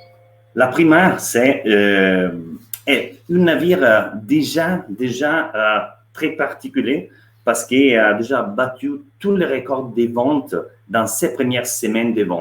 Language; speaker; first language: French; non-native, fluent; Italian